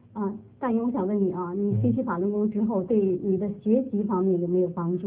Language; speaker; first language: Chinese; native; Chinese